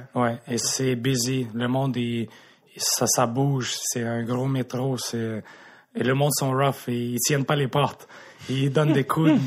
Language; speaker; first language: French; native; French